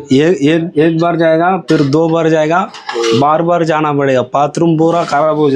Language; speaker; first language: Hindi; non-native, local second language; Tamil